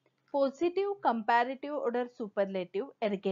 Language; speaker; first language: German; non-native, fluent; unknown